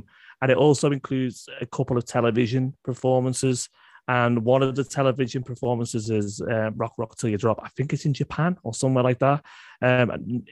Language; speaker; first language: English; native; English